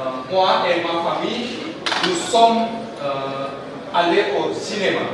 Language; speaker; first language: French; non-native, learner; Indonesian